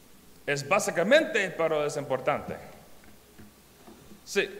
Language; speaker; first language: Spanish; non-native, learner; English